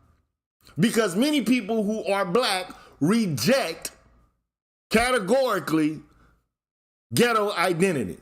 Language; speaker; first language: English; native; English